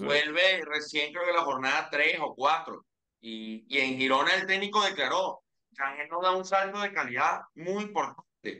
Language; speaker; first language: Spanish; native; Spanish